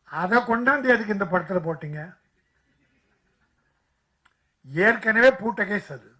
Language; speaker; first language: Tamil; native; Tamil